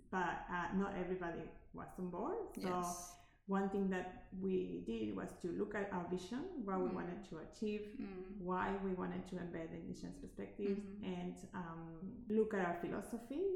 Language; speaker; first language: English; non-native, fluent; Spanish